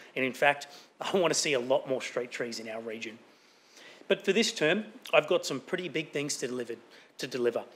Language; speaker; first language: English; native; English